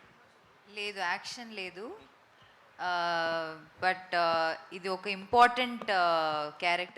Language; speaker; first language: Telugu; non-native, local second language; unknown